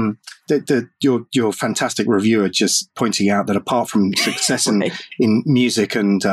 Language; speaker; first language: English; native; English